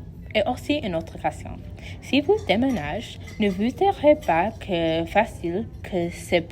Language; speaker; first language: French; non-native, learner; English